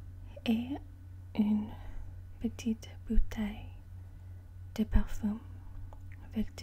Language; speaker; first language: French; non-native, learner; English